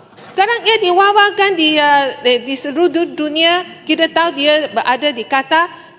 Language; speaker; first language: Malay; native; Malay